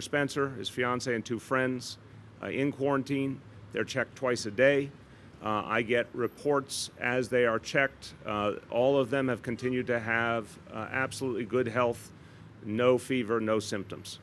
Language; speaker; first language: English; native; English